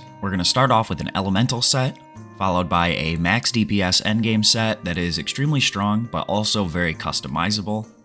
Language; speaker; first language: English; native; English